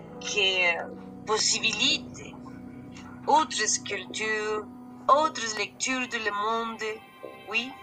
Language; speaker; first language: French; non-native, learner; Spanish